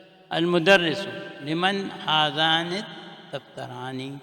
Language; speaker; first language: Arabic; non-native, fluent; Urdu